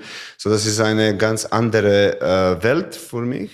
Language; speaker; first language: German; non-native, learner; Serbian